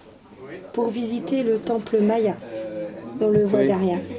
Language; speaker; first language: French; non-native, learner; English